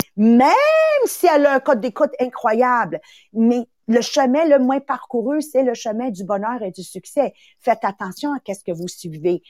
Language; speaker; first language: French; early bilingual, other home language; Italian